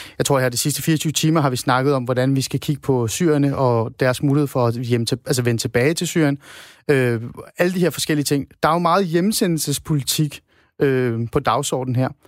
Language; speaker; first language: Danish; non-native, fluent; Persian